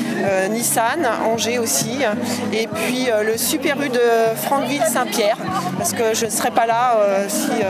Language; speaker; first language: French; native; French